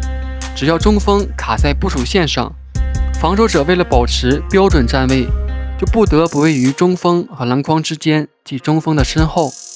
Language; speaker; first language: Chinese; native; Chinese